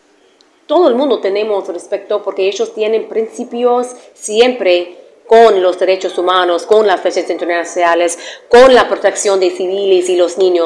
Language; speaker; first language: Spanish; non-native, fluent; Arabic